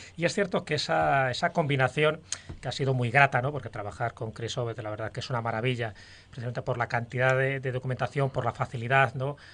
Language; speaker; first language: Spanish; native; Spanish